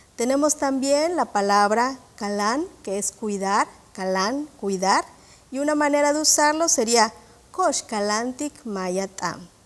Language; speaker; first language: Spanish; non-native, local second language; Yucateco